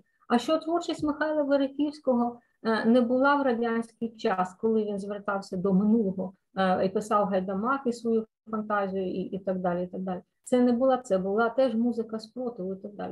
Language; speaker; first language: Ukrainian; native; Ukrainian